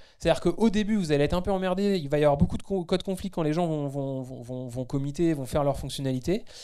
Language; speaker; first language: French; native; French